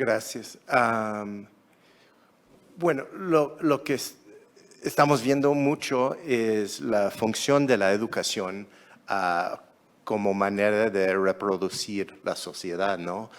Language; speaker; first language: Spanish; non-native, fluent; English